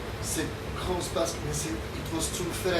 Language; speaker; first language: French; non-native, learner; Slovak